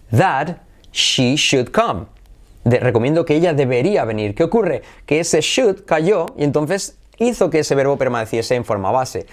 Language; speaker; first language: Spanish; native; Spanish